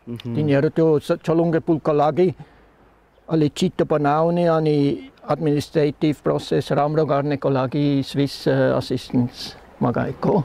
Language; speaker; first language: Nepali; non-native, learner; German